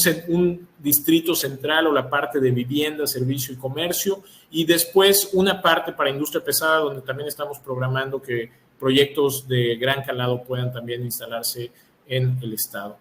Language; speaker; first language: Spanish; native; Spanish